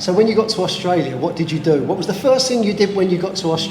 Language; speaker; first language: English; native; English